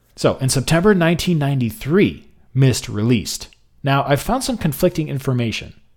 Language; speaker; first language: English; native; English